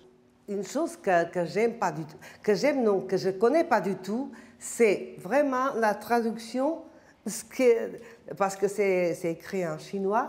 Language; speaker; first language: French; non-native, fluent; Portuguese